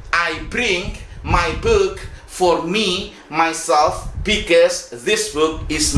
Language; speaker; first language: English; non-native, fluent; Indonesian